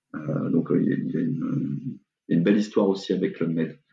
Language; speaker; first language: French; native; French